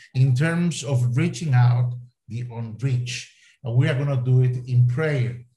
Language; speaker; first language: English; non-native, fluent; Spanish